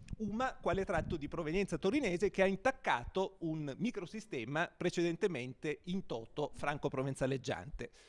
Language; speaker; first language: Italian; native; Italian